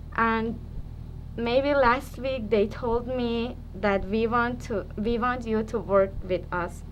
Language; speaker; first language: English; non-native, learner; Persian